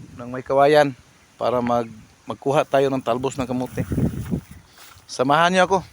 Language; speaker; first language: Filipino; non-native, local second language; Cebuano